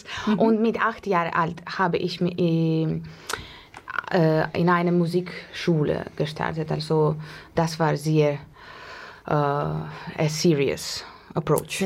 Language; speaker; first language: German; non-native, learner; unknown